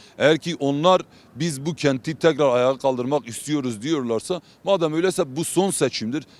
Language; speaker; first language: Turkish; non-native, local second language; Kurdish